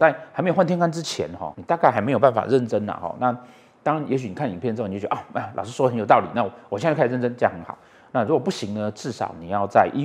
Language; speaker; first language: Chinese; native; Chinese